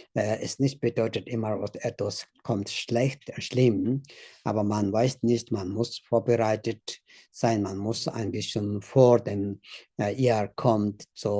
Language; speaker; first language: German; non-native, learner; Tibetan